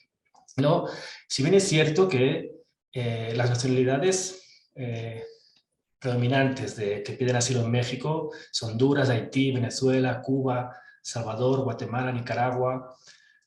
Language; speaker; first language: Spanish; native; Spanish